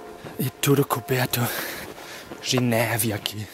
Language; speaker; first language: Portuguese; non-native, fluent; German